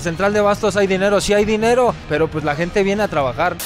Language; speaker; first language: Spanish; native; Spanish